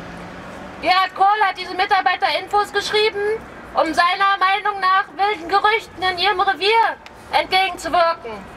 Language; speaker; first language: German; native; German